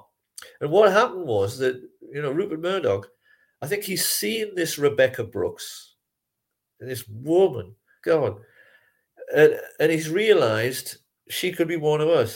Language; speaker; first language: English; native; English